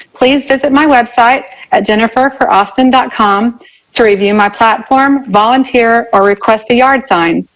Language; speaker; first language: English; native; English